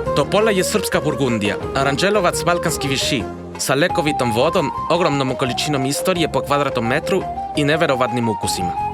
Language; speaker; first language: Croatian; non-native, fluent; Spanish